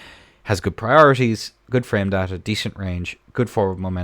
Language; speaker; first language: English; native; English